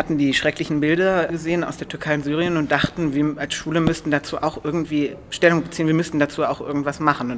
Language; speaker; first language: German; native; German